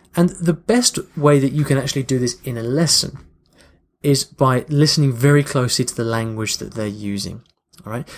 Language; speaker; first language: English; native; English